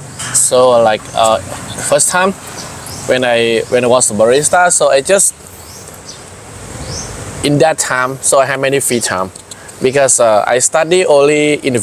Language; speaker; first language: English; non-native, learner; Thai